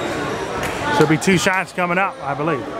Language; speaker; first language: English; native; English